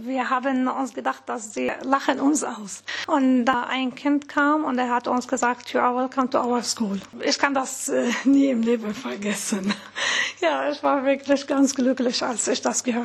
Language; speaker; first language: German; non-native, fluent; Arabic